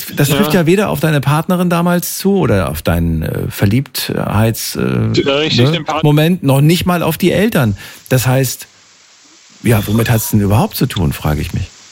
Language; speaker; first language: German; native; German